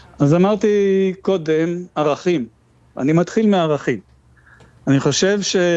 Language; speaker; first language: Hebrew; native; Hebrew